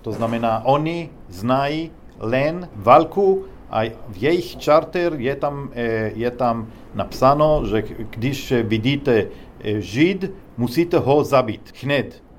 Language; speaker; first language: Czech; non-native, learner; Hebrew